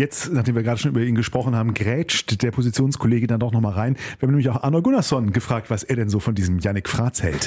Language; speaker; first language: German; native; German